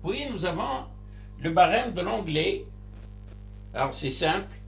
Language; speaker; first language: French; non-native, local second language; Arabic